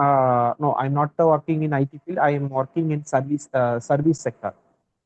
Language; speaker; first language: English; non-native, learner; Tamil